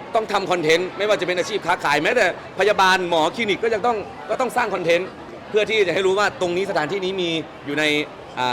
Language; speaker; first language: Thai; native; Thai